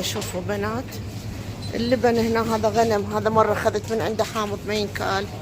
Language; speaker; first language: Arabic; native; Arabic